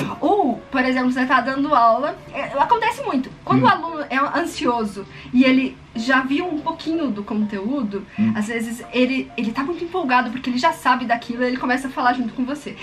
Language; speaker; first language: Portuguese; native; Portuguese